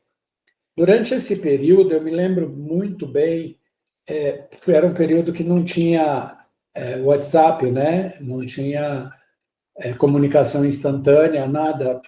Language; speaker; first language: Portuguese; early bilingual, other home language; Guarani